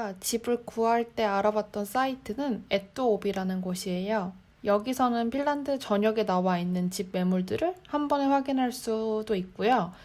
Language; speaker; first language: Korean; native; Korean